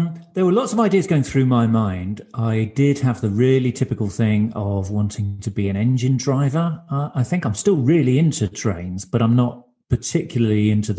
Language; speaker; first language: English; native; English